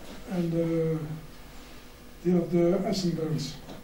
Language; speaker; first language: English; non-native, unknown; Dutch